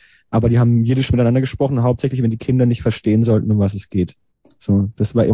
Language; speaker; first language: German; native; German